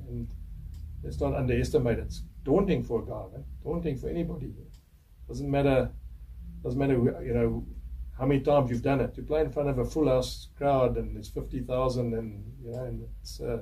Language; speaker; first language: English; native; English